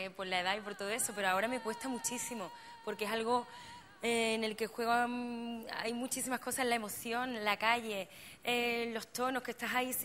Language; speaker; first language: Spanish; native; Spanish